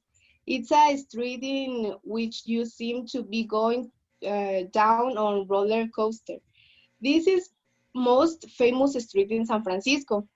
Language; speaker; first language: English; non-native, learner; Spanish